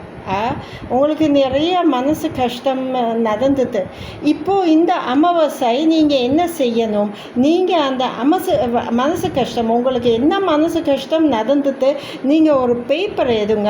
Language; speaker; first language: Tamil; non-native, learner; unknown